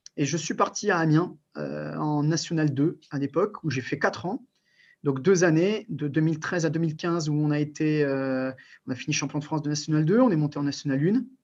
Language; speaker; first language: French; early bilingual, other home language; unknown